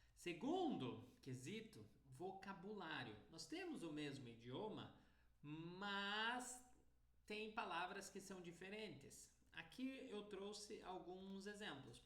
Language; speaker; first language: Portuguese; native; Portuguese